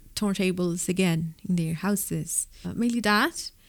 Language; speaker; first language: English; non-native, fluent; Spanish